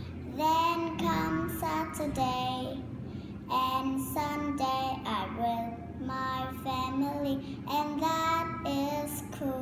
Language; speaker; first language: English; non-native, learner; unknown